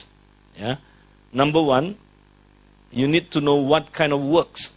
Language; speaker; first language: English; non-native, fluent; Indonesian